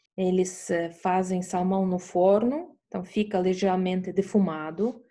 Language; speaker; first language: Portuguese; non-native, fluent; Estonian